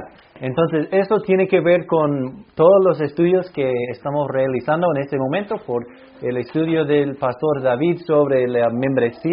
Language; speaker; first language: Spanish; non-native, fluent; English